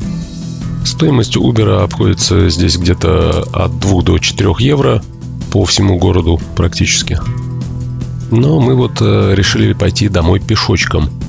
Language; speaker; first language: Russian; native; Russian